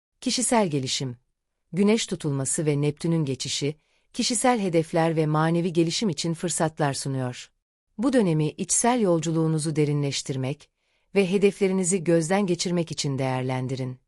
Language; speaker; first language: Turkish; native; Turkish